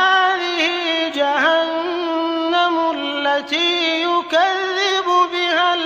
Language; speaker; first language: Arabic; native; Arabic